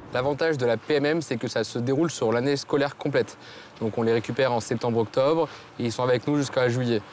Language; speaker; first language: French; native; French